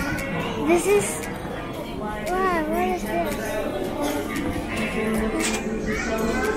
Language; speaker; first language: English; non-native, learner; Indonesian